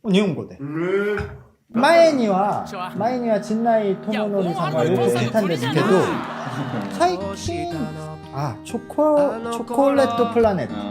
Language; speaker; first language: Japanese; non-native, fluent; Korean